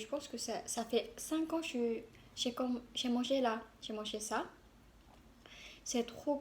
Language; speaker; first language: French; non-native, learner; Korean